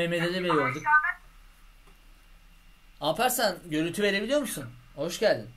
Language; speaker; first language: Turkish; native; Turkish